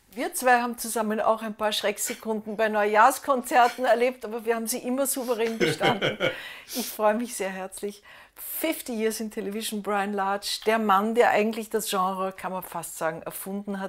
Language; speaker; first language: German; native; German